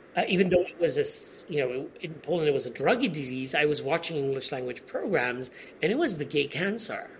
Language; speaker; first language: English; non-native, fluent; Polish